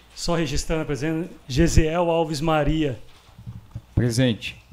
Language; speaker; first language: Portuguese; native; Portuguese